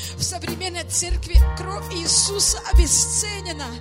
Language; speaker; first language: Russian; native; Russian